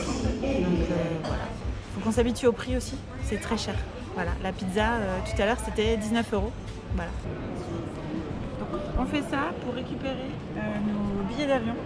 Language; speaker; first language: French; native; French